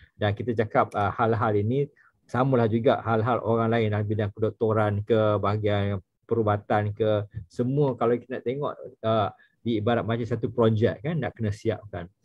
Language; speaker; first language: Malay; native; Malay